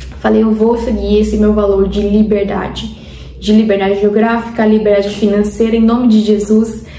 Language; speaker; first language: Portuguese; non-native, fluent; Spanish